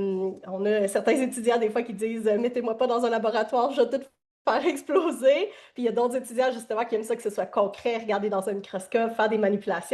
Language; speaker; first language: French; native; French